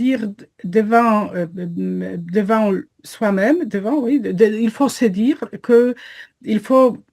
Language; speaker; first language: French; non-native, fluent; Polish